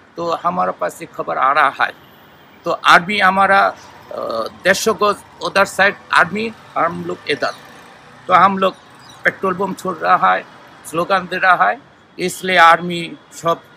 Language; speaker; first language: Hindi; non-native, learner; Bangla